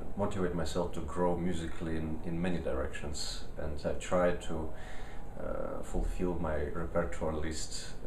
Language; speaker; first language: English; early bilingual, other home language; Ukrainian